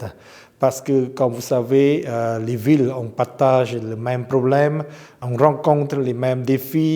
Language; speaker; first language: French; non-native, fluent; Khmer